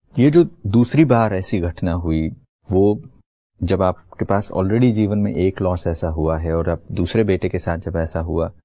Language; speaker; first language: Hindi; native; Hindi